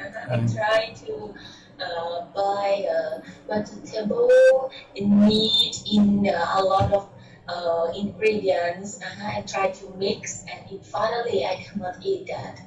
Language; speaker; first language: English; non-native, learner; Thai